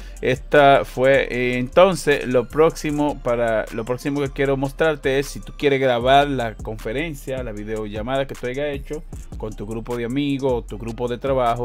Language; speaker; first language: Spanish; native; Spanish